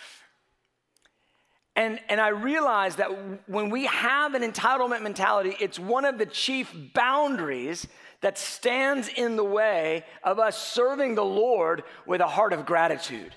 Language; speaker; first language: English; native; English